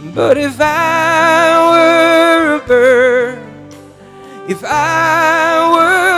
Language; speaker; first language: English; native; English